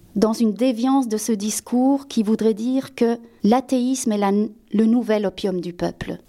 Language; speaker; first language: French; native; French